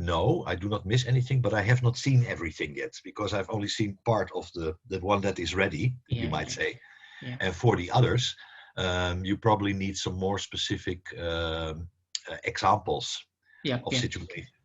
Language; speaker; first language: English; non-native, fluent; Dutch